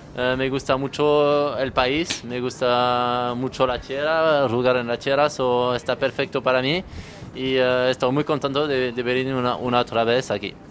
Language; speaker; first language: Spanish; non-native, learner; French